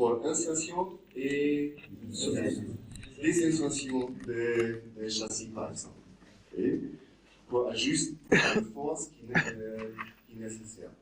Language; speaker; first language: French; non-native, learner; German